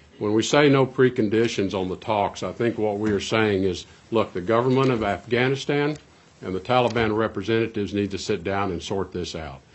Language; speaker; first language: English; native; English